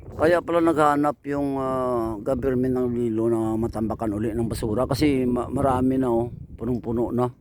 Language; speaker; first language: Filipino; non-native, local second language; Hiligaynon